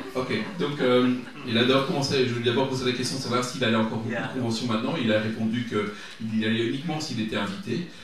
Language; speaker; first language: French; native; French